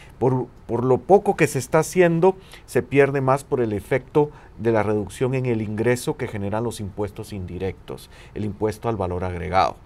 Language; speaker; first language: Spanish; native; Spanish